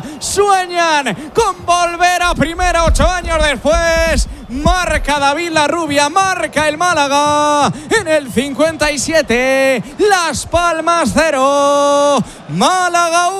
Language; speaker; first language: Spanish; native; Spanish